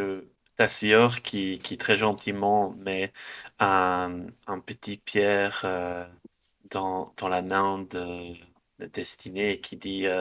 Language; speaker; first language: French; non-native, fluent; Dutch